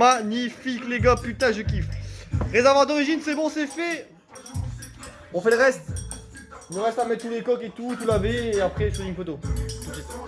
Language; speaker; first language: French; native; French